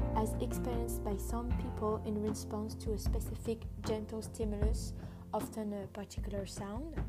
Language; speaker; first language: English; non-native, fluent; French